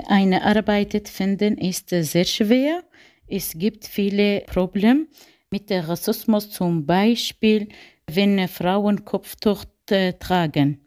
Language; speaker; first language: German; non-native, learner; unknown